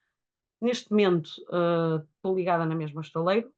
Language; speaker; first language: Portuguese; native; Portuguese